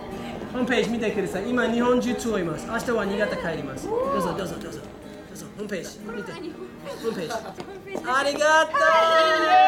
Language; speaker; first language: Japanese; non-native, learner; English